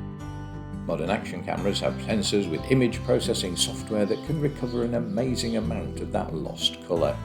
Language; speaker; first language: English; native; English